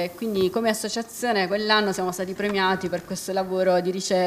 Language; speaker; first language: Italian; native; Italian